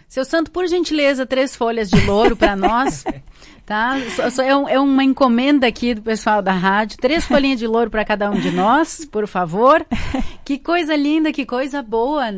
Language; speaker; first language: Portuguese; native; Portuguese